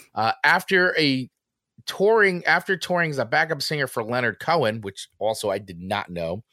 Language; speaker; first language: English; native; English